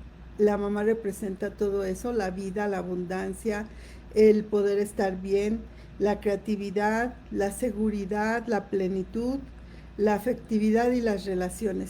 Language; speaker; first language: Spanish; native; Spanish